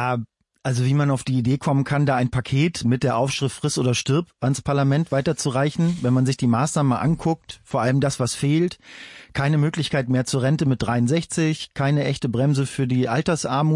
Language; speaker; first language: German; native; German